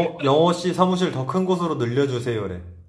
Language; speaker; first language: Korean; native; Korean